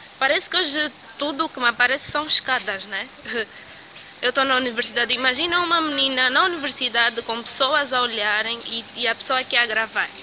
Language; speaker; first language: Portuguese; native; Portuguese